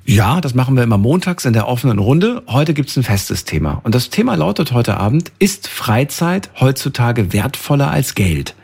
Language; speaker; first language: German; native; German